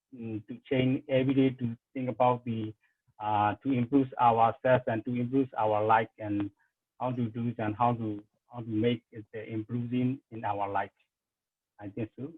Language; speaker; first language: English; non-native, learner; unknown